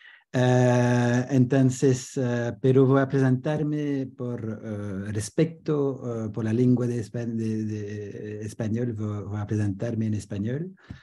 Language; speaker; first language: Spanish; non-native, learner; French